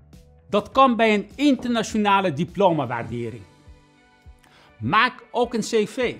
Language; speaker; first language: Dutch; non-native, fluent; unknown